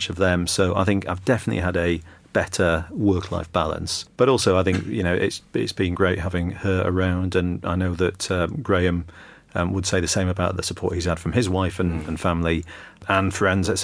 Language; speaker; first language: English; native; English